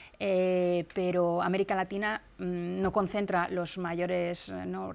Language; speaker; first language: Spanish; native; Spanish